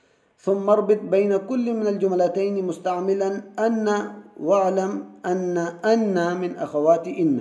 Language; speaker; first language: Arabic; non-native, fluent; Urdu